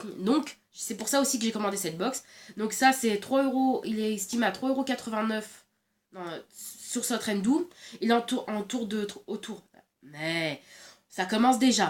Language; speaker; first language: French; native; French